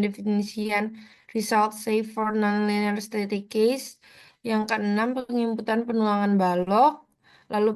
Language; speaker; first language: Indonesian; native; Indonesian